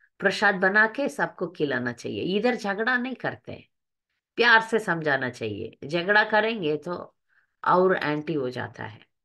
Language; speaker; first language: Hindi; non-native, local second language; Tamil